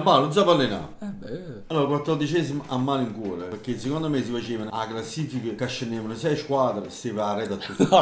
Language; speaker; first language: Italian; native; Italian